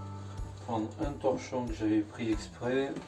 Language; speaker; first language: French; native; French